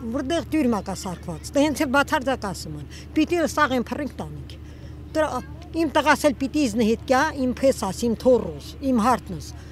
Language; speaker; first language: Armenian; native; Armenian